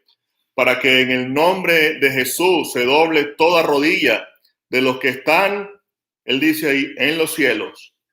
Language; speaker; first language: Spanish; native; Spanish